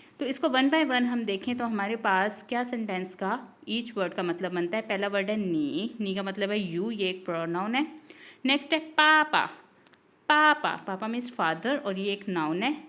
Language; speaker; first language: Urdu; native; Urdu